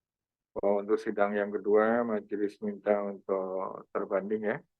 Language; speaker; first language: Indonesian; native; Indonesian